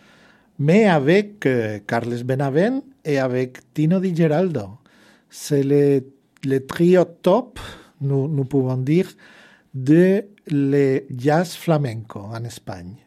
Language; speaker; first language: French; non-native, fluent; Spanish